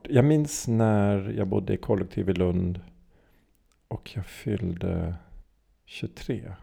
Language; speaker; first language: Swedish; native; Swedish